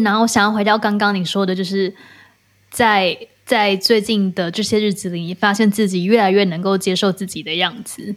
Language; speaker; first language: Chinese; native; Chinese